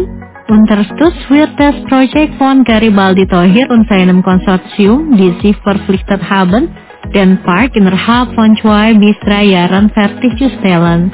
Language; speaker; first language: German; non-native, fluent; Indonesian